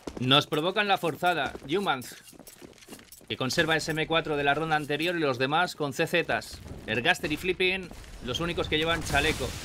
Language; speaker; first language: Spanish; native; Spanish